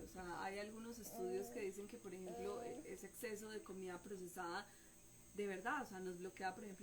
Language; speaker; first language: Spanish; native; Spanish